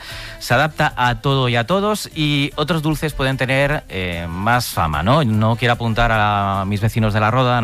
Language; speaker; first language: Spanish; native; Spanish